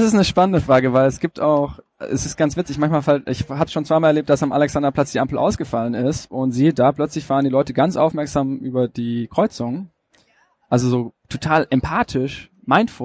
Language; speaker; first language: German; native; German